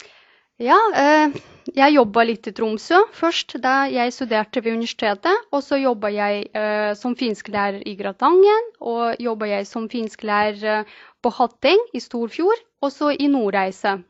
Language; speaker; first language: Norwegian; non-native, fluent; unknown